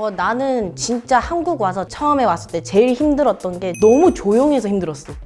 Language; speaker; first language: Korean; early bilingual, heritage; Korean